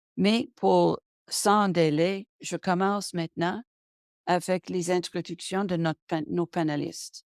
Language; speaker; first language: French; non-native, local second language; English